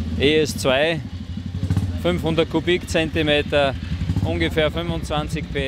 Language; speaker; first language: German; native; German